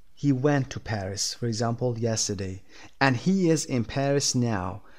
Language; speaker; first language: English; non-native, fluent; Persian